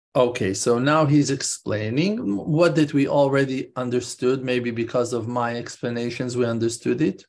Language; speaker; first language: English; non-native, fluent; Hebrew